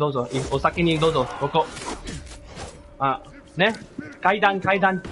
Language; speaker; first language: Japanese; non-native, learner; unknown